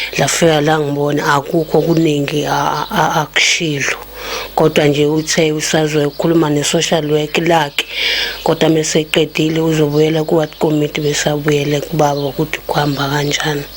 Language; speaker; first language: Zulu; native; Zulu